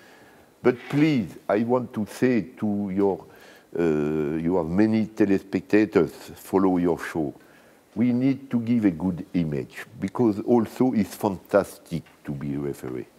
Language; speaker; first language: English; non-native, learner; French